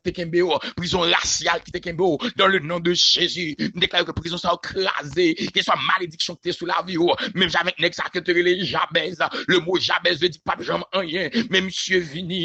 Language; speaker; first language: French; non-native, local second language; Haitian Creole